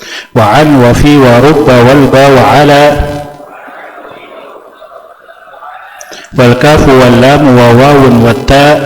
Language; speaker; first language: Arabic; non-native, fluent; Indonesian